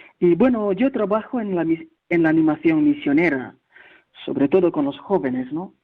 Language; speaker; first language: Spanish; non-native, fluent; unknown